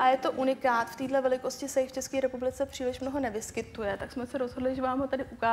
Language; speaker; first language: Czech; native; Czech